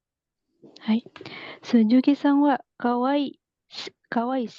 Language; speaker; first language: Japanese; non-native, learner; Indonesian